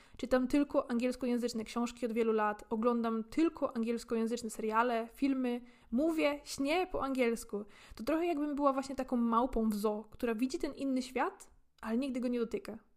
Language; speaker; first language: Polish; native; Polish